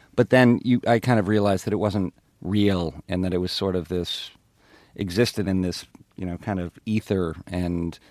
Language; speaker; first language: English; native; English